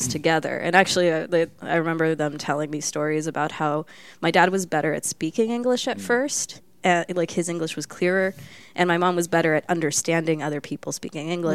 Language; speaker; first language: English; early bilingual, other home language; Spanish